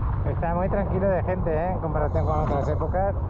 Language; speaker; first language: Spanish; native; Spanish